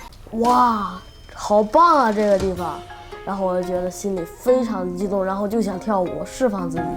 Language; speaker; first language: Chinese; native; Chinese